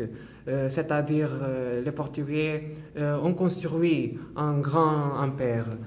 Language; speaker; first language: French; non-native, fluent; Portuguese